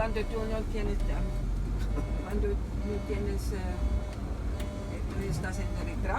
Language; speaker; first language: Spanish; non-native, learner; German